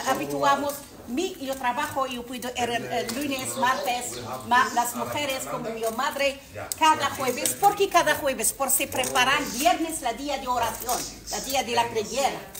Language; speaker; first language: Spanish; non-native, learner; Arabic